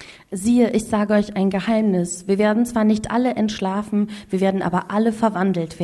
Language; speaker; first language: German; native; German